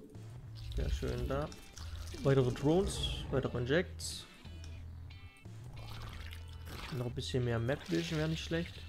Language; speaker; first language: German; native; German